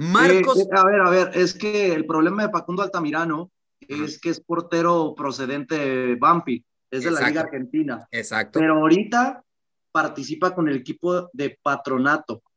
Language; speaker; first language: Spanish; native; Spanish